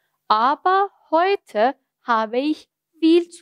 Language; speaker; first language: German; non-native, fluent; Persian